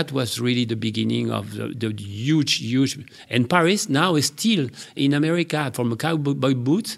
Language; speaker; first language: English; non-native, learner; French